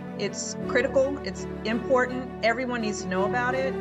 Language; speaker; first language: English; native; English